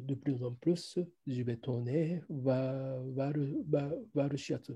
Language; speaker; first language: French; non-native, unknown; Japanese